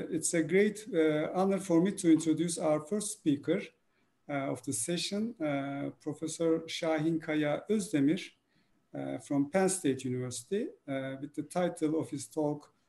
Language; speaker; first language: English; non-native, fluent; Turkish